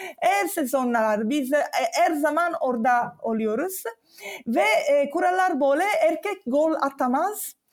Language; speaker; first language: Turkish; non-native, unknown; Italian